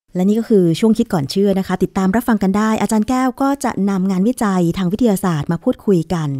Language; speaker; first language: Thai; native; Thai